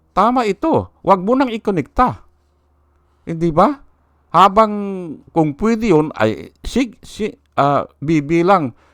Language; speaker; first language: Filipino; native; Filipino